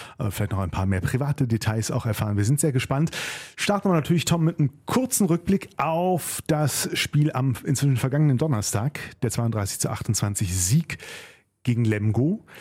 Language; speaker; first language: German; native; German